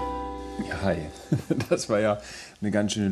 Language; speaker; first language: German; native; German